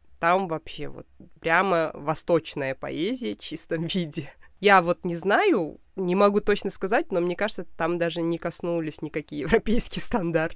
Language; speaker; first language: Russian; non-native, local second language; Kazakh